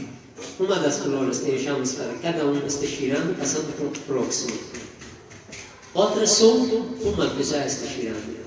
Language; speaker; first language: Portuguese; non-native, fluent; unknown